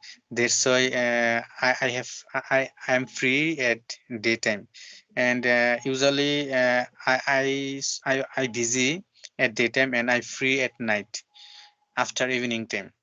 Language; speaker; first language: English; non-native, learner; Bangla